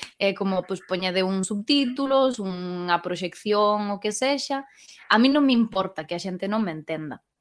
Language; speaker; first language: Galician; non-native, local second language; Spanish